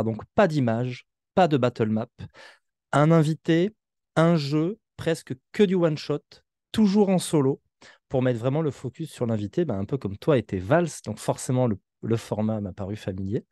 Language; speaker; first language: French; native; French